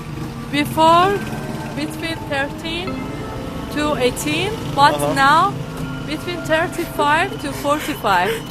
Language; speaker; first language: English; non-native, learner; Persian